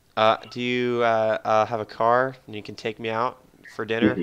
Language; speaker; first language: English; native; English